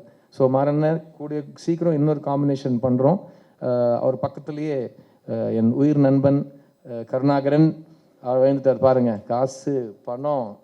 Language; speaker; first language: Tamil; native; Tamil